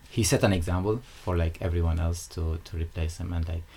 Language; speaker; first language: English; non-native, fluent; Arabic